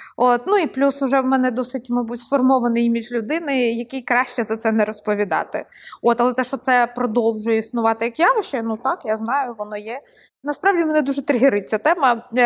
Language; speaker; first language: Ukrainian; non-native, local second language; Russian